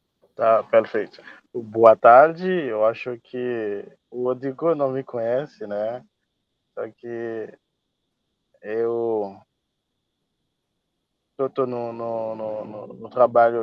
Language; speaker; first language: Portuguese; non-native, fluent; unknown